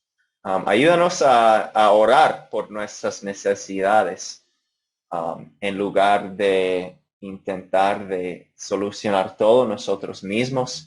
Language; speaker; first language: Spanish; non-native, fluent; English